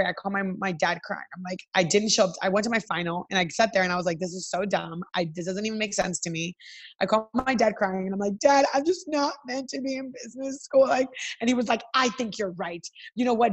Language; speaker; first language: English; early bilingual, other home language; Spanish